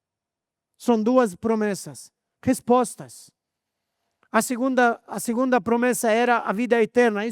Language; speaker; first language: Portuguese; non-native, fluent; Arabic